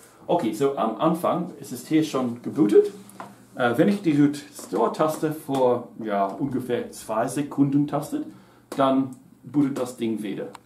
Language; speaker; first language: German; non-native, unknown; English